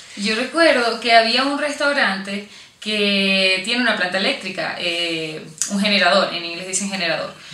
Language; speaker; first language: Spanish; native; Spanish